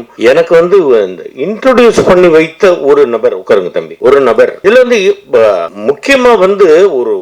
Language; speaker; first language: Tamil; native; Tamil